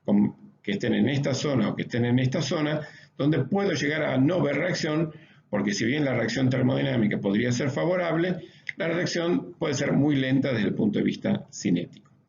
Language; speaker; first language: Spanish; native; Spanish